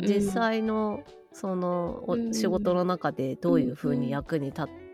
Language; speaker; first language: Japanese; native; Japanese